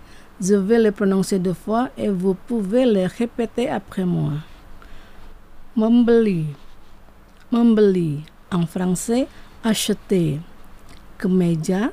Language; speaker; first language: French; non-native, fluent; Indonesian